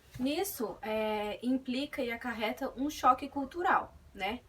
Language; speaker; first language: Portuguese; native; Portuguese